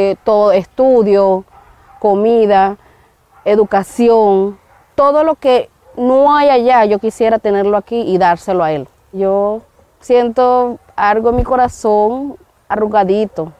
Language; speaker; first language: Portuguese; non-native, learner; Spanish